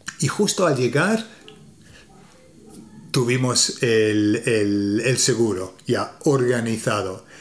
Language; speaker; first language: Spanish; non-native, fluent; English